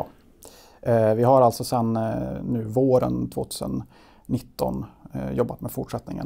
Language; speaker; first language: Swedish; native; Swedish